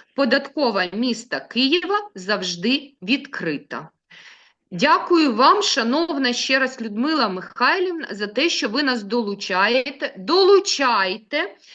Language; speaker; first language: Ukrainian; native; Ukrainian